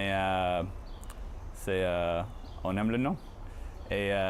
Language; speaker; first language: French; non-native, fluent; English